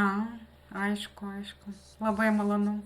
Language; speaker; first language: Lithuanian; non-native, learner; Russian